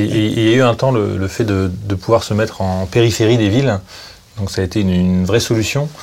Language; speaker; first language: French; native; French